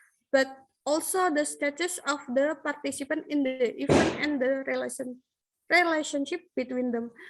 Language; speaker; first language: English; non-native, learner; Indonesian